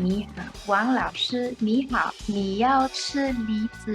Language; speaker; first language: Chinese; non-native, learner; English